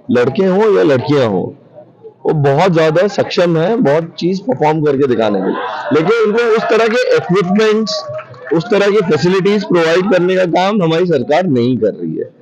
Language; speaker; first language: Hindi; native; Hindi